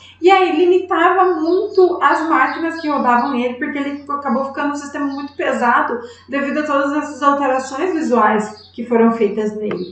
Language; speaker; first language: Portuguese; native; Portuguese